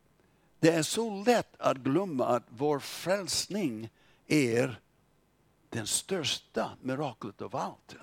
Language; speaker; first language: Swedish; non-native, fluent; English